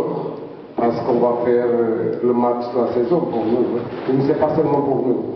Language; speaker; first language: French; non-native, learner; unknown